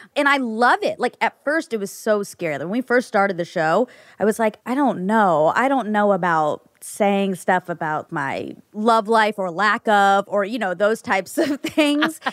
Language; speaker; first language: English; early bilingual, other home language; Hindi